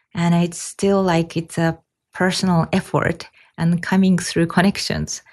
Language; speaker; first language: English; non-native, fluent; Japanese